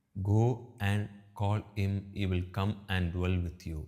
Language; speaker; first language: English; non-native, local second language; Tamil